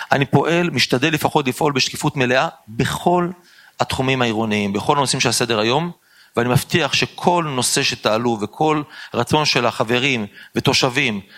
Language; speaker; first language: Hebrew; native; Hebrew